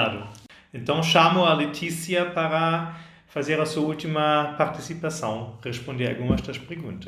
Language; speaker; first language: Portuguese; non-native, fluent; German